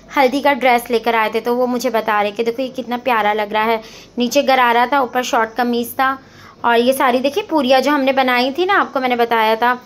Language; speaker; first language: Hindi; native; Hindi